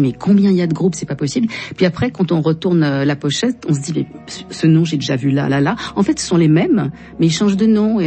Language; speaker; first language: French; native; French